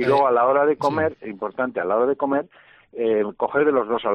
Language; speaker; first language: Spanish; native; Spanish